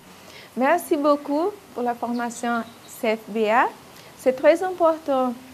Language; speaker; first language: French; non-native, learner; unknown